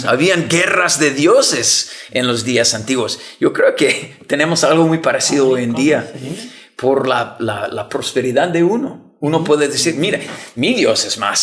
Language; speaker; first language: Spanish; non-native, fluent; English